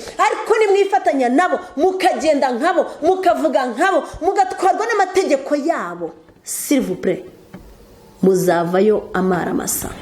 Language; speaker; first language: Kinyarwanda; native; Kinyarwanda